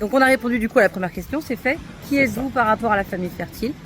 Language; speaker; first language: French; native; French